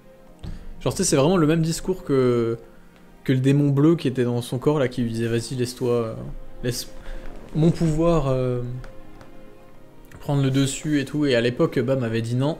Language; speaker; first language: French; native; French